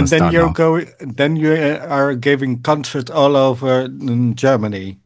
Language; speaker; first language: English; non-native, fluent; Dutch